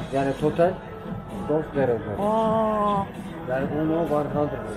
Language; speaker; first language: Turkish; non-native, learner; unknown